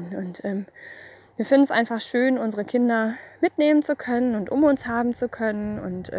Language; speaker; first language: German; native; German